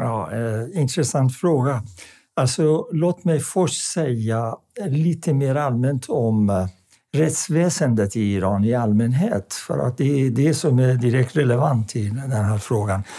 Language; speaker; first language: Swedish; non-native, fluent; Persian